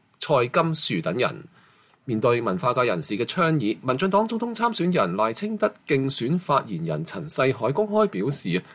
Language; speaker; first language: Chinese; non-native, local second language; Cantonese